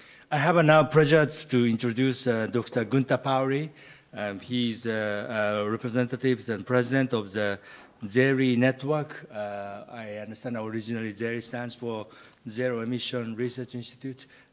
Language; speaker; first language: English; non-native, fluent; Japanese